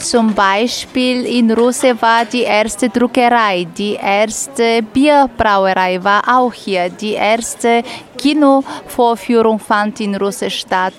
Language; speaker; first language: German; non-native, fluent; Bulgarian